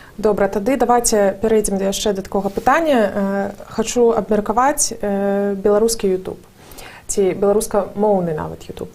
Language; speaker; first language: Belarusian; non-native, local second language; Russian